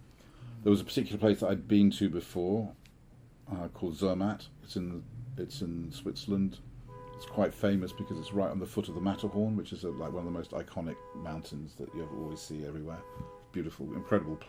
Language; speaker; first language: English; native; English